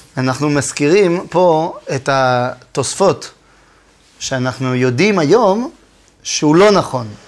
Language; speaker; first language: Hebrew; non-native, fluent; French